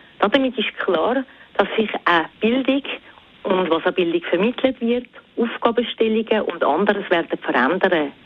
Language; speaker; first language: German; native; German